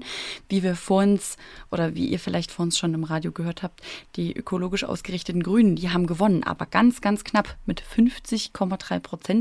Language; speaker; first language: German; native; German